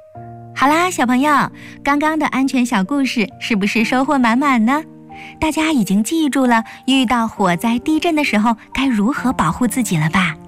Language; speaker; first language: Chinese; native; Chinese